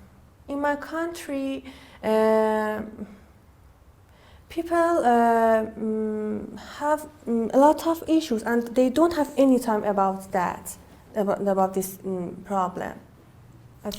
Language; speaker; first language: English; non-native, learner; Persian